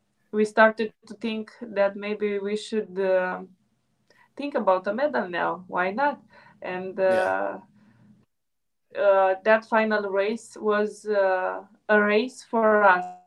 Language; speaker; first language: English; non-native, fluent; Romanian